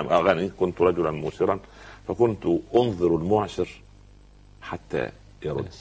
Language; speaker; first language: Arabic; native; Arabic